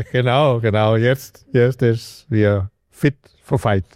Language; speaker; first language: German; non-native, learner; Danish